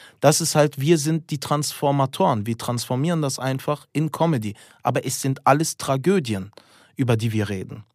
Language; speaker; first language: German; early bilingual, other home language; Turkish